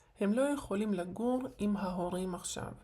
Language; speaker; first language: Hebrew; non-native, fluent; Ukrainian